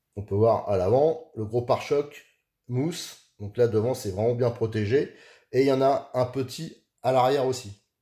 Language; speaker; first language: French; native; French